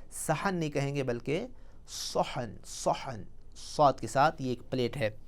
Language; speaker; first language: Urdu; non-native, local second language; Punjabi